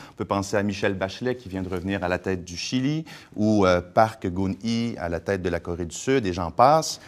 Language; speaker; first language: French; native; French